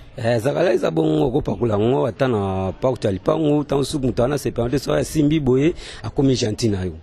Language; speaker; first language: Lingala; non-native, local second language; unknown